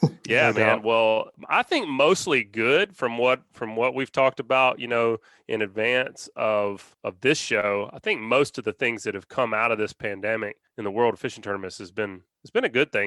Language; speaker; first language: English; native; English